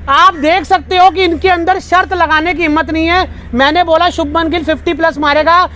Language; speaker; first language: Hindi; native; Hindi